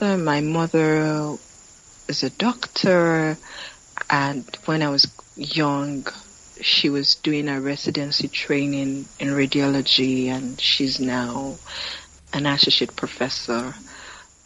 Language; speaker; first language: English; non-native, local second language; Yoruba